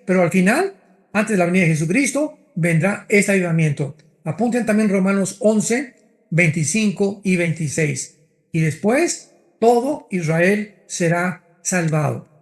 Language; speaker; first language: Spanish; native; Spanish